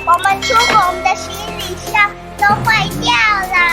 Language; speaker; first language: Chinese; native; Chinese